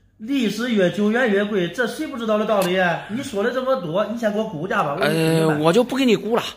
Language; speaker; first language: Chinese; native; Chinese